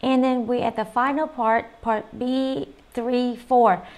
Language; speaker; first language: English; non-native, fluent; Vietnamese